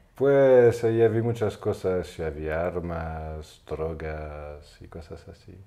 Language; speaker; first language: Spanish; non-native, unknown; French